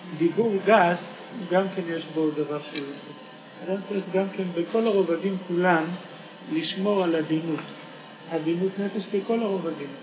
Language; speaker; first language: Hebrew; native; Hebrew